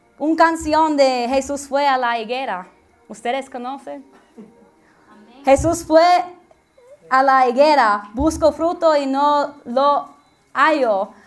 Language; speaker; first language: Spanish; non-native, learner; English